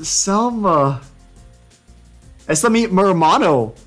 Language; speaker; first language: Spanish; non-native, learner; English